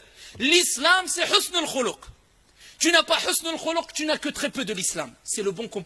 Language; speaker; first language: French; early bilingual, other home language; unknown